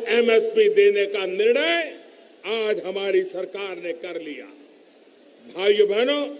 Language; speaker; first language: Hindi; non-native, local second language; Gujarati